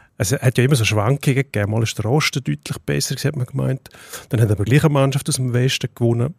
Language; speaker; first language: German; native; German